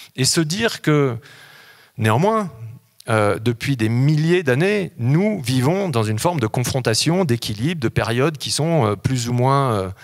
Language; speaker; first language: French; native; French